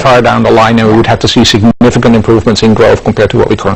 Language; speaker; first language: English; non-native, fluent; Dutch